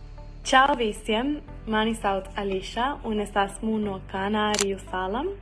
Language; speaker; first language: Latvian; non-native, learner; Spanish